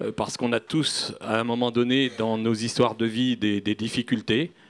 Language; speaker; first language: French; native; French